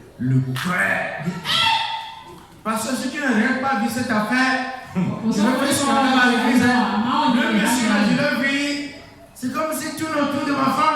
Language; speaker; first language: French; non-native, local second language; Ewe